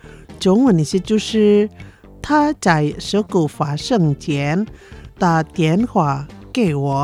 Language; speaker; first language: Chinese; non-native, fluent; Indonesian